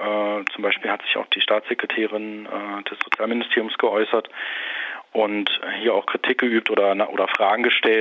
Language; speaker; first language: German; native; German